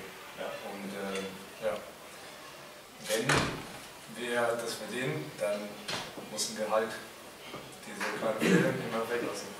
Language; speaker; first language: German; non-native, fluent; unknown